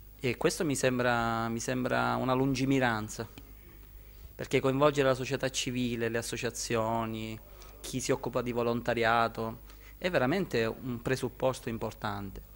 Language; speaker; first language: Italian; native; Italian